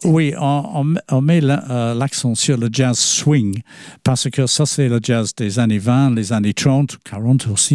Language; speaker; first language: French; non-native, fluent; English